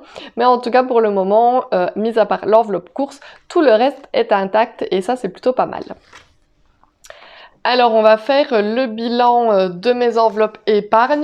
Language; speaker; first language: French; native; French